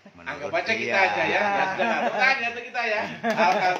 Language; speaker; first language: Indonesian; native; Indonesian